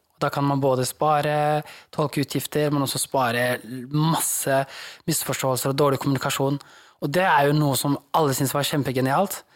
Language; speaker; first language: Norwegian; early bilingual, other home language; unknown